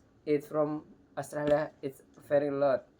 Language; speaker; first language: English; non-native, learner; Indonesian